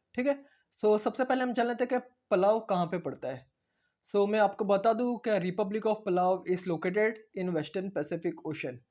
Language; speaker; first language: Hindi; non-native, local second language; Marathi